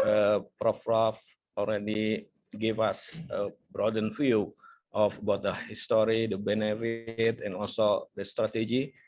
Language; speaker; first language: English; non-native, fluent; Indonesian